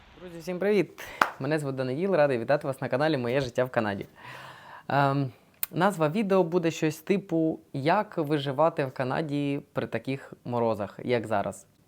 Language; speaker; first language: Ukrainian; non-native, local second language; Russian